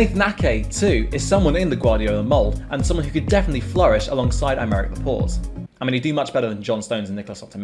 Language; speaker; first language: English; native; English